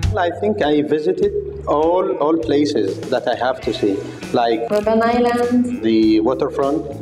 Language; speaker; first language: English; non-native, fluent; Arabic